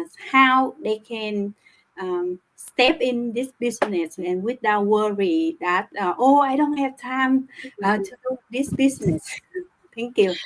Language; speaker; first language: English; non-native, learner; Vietnamese